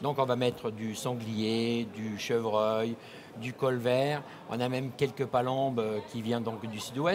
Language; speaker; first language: French; native; French